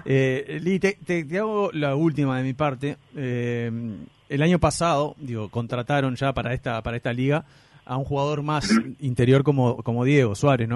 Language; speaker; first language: Spanish; native; Spanish